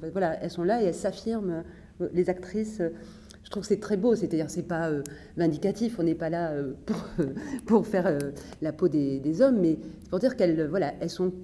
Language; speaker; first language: French; native; French